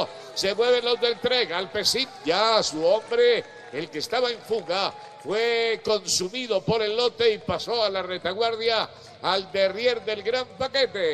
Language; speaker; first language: Spanish; native; Spanish